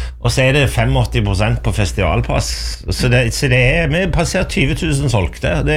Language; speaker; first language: Norwegian; native; Norwegian